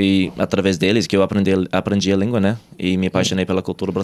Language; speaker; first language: Portuguese; non-native, fluent; English